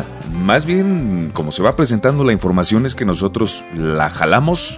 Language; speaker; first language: Spanish; native; Spanish